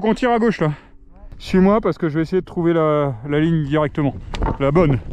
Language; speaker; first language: French; native; French